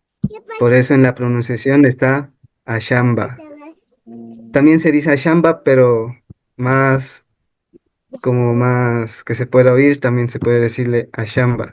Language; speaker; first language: Spanish; non-native, local second language; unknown